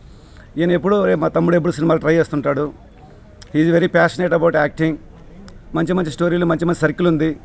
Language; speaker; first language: Telugu; native; Telugu